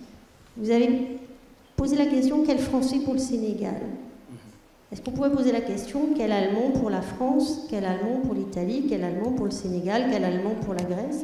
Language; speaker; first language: French; non-native, fluent; German